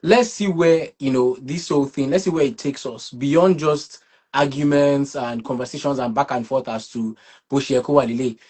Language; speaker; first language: English; non-native, local second language; Yoruba